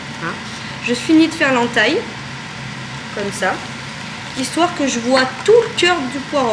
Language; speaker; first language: French; native; French